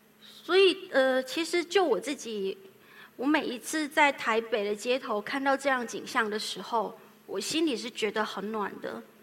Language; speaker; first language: Chinese; native; Chinese